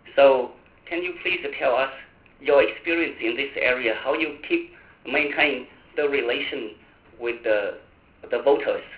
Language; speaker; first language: English; non-native, fluent; Vietnamese